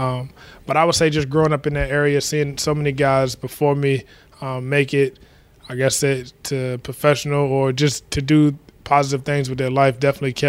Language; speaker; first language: English; native; English